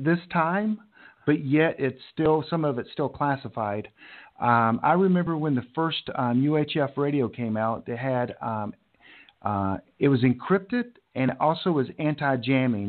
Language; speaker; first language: English; native; English